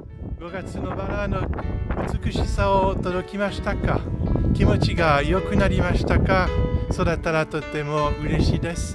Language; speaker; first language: Japanese; non-native, learner; French